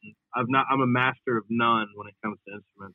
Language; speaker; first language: English; native; English